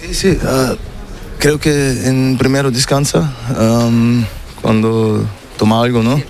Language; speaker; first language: Spanish; non-native, learner; German